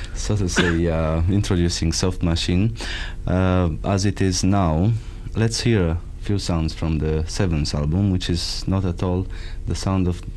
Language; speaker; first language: English; non-native, fluent; Romanian